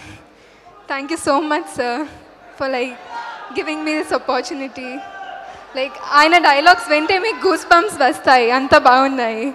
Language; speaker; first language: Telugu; non-native, learner; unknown